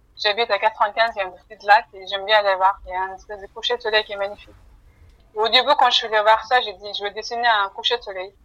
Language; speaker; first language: French; non-native, fluent; Mongolian